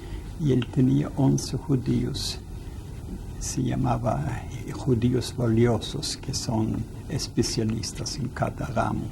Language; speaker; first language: Spanish; non-native, fluent; Yiddish